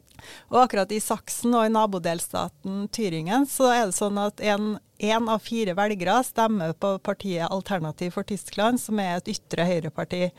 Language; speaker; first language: Norwegian; native; Norwegian